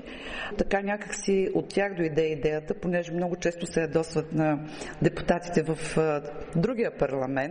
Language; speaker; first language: Bulgarian; native; Bulgarian